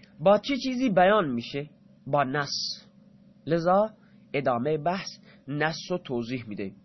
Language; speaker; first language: Persian; non-native, local second language; Baluchi